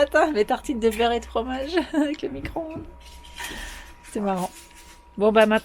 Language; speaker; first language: French; native; French